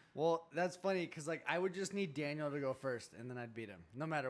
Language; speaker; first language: English; native; English